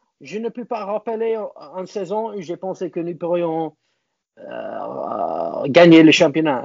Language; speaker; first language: French; non-native, learner; English